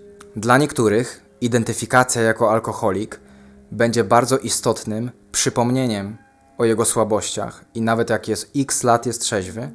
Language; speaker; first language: Polish; native; Polish